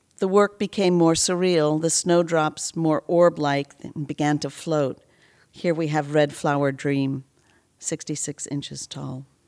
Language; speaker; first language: English; native; English